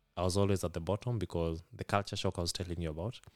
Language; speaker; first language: English; non-native, local second language; Luo (Kenya and Tanzania)